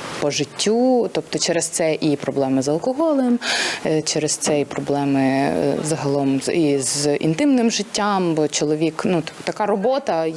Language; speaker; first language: Ukrainian; native; Ukrainian